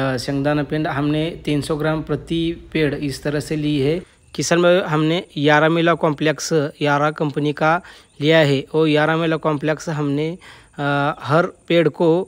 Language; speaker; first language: Hindi; non-native, local second language; Marathi